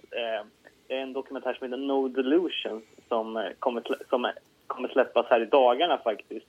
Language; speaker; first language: Swedish; native; Swedish